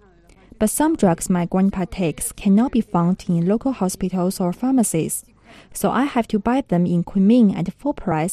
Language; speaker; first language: English; non-native, fluent; Chinese